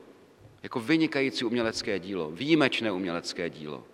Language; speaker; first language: Czech; native; Czech